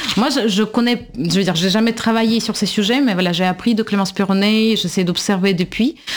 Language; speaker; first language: French; non-native, fluent; Russian